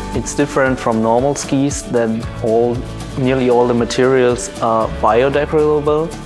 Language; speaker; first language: English; non-native, fluent; German